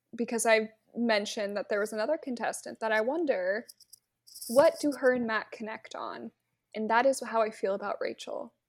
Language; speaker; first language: English; native; English